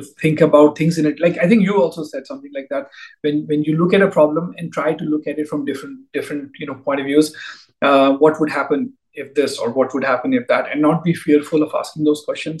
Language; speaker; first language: English; non-native, local second language; Hindi